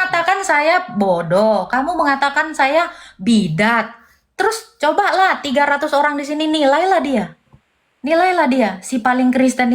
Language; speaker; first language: Indonesian; native; Indonesian